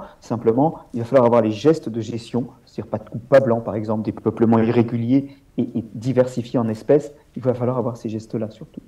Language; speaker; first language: French; native; French